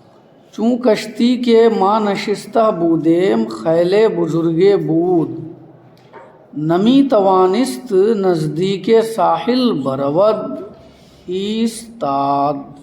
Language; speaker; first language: Persian; non-native, fluent; Urdu